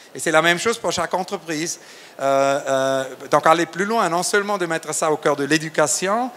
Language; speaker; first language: French; native; French